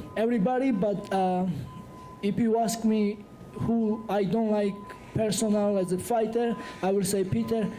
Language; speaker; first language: English; non-native, learner; Georgian